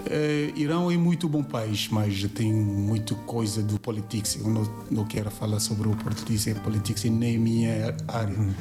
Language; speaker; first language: Portuguese; non-native, learner; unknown